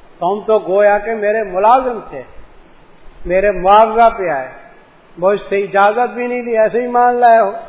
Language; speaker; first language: Urdu; non-native, local second language; Sindhi